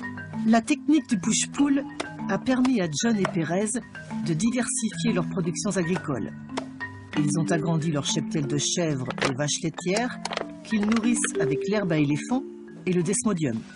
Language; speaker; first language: French; native; French